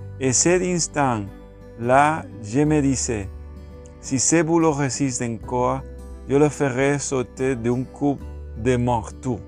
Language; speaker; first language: French; non-native, learner; Spanish